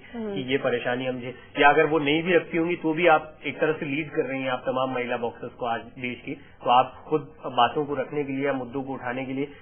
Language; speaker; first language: Hindi; native; Hindi